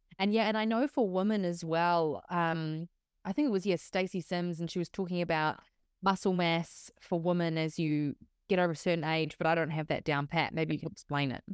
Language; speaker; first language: English; native; English